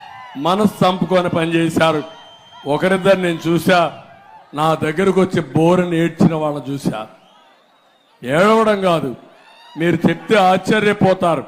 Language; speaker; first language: Telugu; native; Telugu